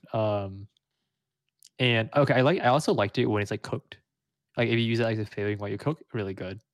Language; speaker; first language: English; early bilingual, other home language; Vietnamese